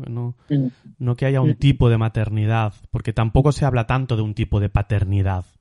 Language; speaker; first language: Spanish; native; Spanish